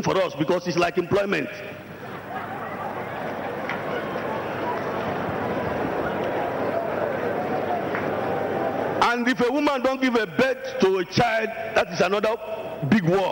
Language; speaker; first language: English; non-native, local second language; Igbo